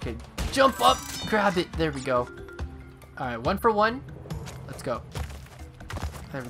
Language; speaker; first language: English; native; English